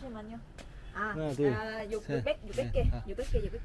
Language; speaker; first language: Korean; non-native, learner; Vietnamese